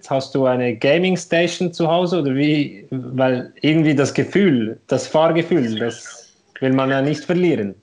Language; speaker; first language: German; native; German